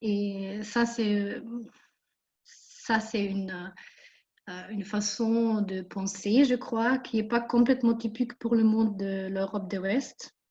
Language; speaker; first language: French; non-native, fluent; German